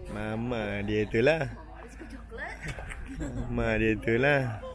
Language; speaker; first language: Malay; native; Malay